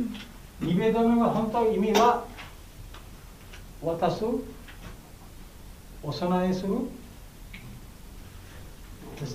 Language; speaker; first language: Japanese; non-native, fluent; Bangla